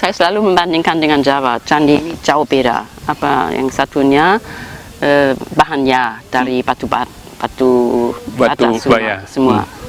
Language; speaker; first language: Indonesian; non-native, fluent; German